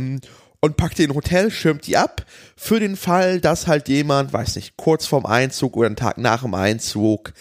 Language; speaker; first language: German; native; German